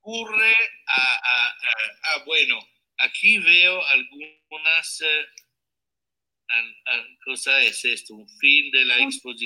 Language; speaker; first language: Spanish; non-native, learner; Italian